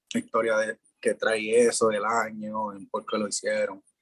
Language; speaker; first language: Spanish; early bilingual, heritage; Spanish